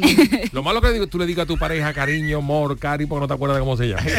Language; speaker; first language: Spanish; native; Spanish